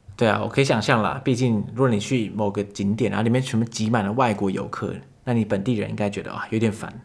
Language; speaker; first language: Chinese; native; Chinese